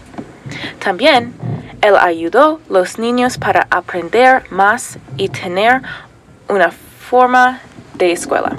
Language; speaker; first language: Spanish; non-native, learner; English